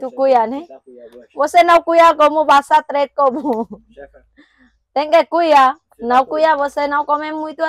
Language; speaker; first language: Portuguese; non-native, learner; Vietnamese